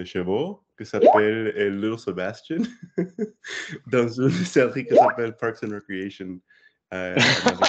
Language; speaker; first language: French; non-native, learner; English